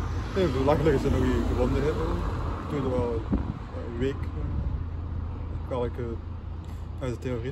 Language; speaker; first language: Dutch; non-native, learner; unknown